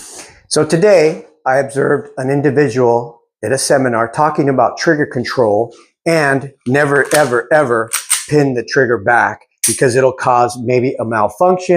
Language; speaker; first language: English; native; English